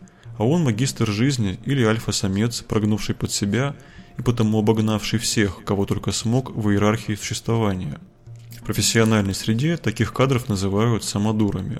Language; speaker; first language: Russian; native; Russian